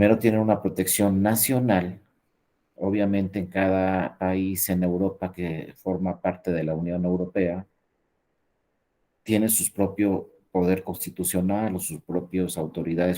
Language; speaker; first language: Spanish; native; Spanish